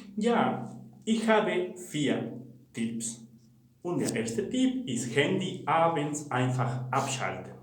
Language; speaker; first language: German; non-native, fluent; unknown